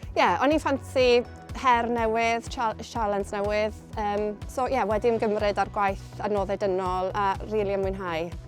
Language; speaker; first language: Welsh; native; Welsh